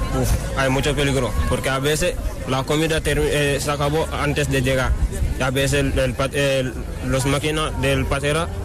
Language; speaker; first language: Spanish; non-native, learner; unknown